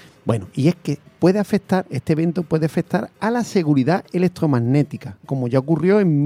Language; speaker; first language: Spanish; native; Spanish